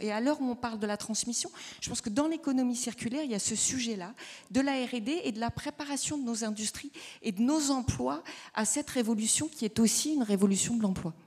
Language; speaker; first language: French; native; French